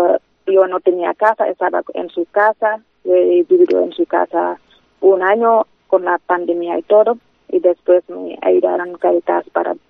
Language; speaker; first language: Spanish; non-native, fluent; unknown